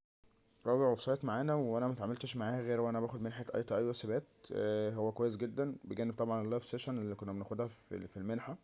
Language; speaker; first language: Arabic; native; Arabic